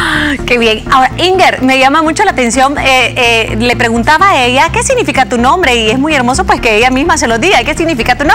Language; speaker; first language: Spanish; native; Spanish